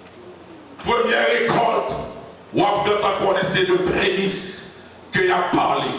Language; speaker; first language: French; non-native, local second language; Haitian Creole